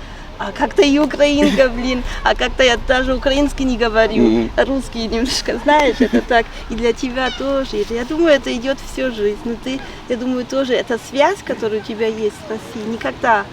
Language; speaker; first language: Russian; early bilingual, heritage; Russian